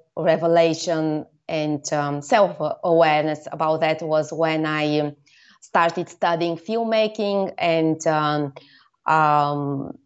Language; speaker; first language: English; non-native, fluent; Bulgarian